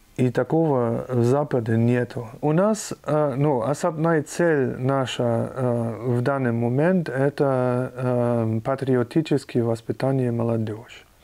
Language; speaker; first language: Russian; non-native, fluent; German